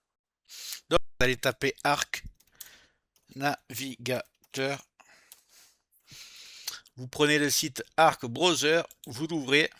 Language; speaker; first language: French; native; French